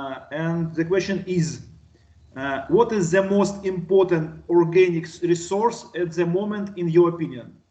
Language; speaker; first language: English; non-native, learner; Russian